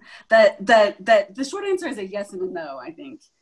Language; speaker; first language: English; native; English